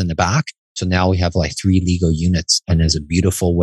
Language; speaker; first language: English; non-native, fluent; Chinese